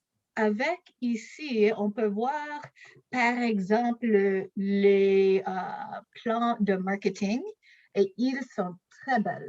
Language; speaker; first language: French; non-native, local second language; English